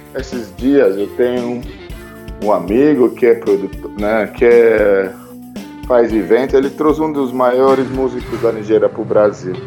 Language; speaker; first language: Portuguese; non-native, fluent; Igbo